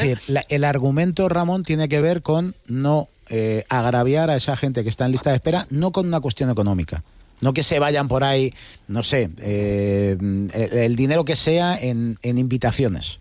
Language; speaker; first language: Spanish; native; Spanish